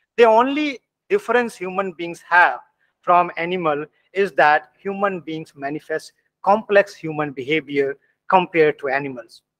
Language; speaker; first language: English; non-native, local second language; Hindi